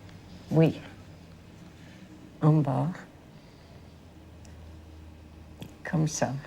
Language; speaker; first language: French; non-native, fluent; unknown